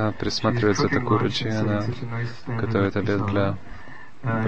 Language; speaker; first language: Russian; native; Russian